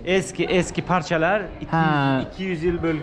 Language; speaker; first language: Turkish; non-native, learner; Uzbek